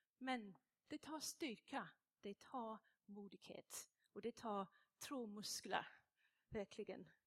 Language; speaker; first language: Swedish; non-native, fluent; English